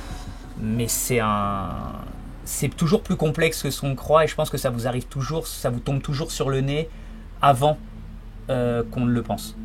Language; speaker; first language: French; native; French